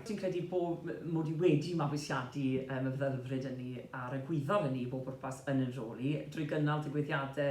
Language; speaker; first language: Welsh; native; Welsh